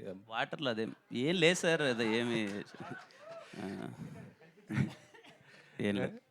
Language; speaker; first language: Telugu; native; Telugu